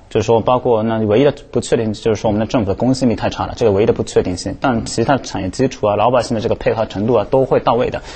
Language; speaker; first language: Chinese; non-native, fluent; Japanese